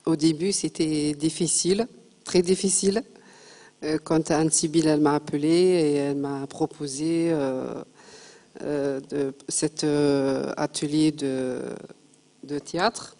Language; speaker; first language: French; non-native, fluent; Arabic